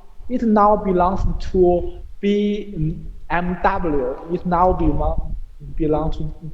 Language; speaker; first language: English; non-native, learner; Chinese